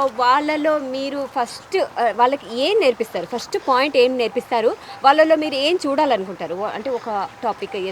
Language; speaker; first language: Telugu; native; Telugu